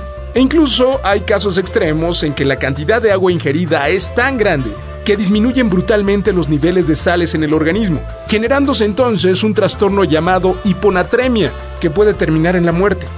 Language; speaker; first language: Spanish; native; Spanish